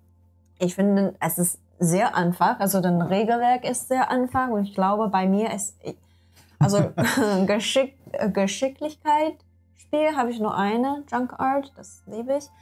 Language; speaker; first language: German; non-native, learner; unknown